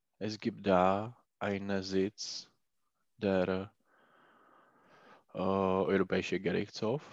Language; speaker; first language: German; non-native, learner; Czech